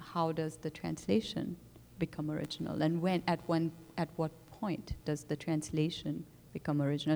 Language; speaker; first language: English; non-native, local second language; Urdu